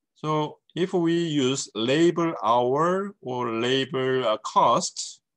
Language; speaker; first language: English; non-native, fluent; Korean